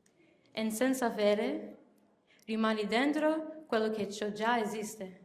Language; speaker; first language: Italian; non-native, fluent; English